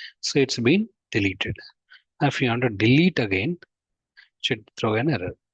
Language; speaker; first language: English; non-native, local second language; Telugu